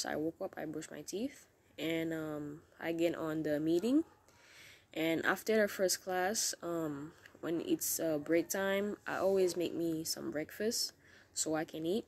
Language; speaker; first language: English; non-native, learner; Haitian Creole